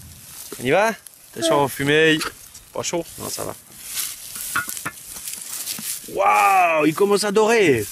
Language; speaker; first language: French; native; French